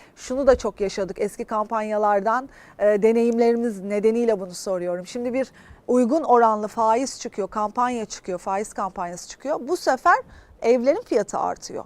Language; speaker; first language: Turkish; native; Turkish